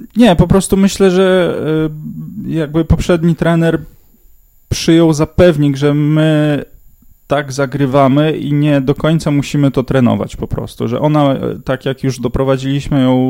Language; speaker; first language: Polish; native; Polish